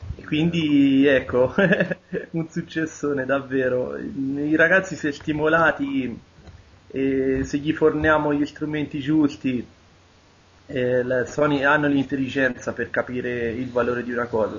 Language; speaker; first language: Italian; native; Italian